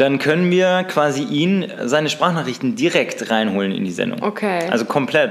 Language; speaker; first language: German; native; German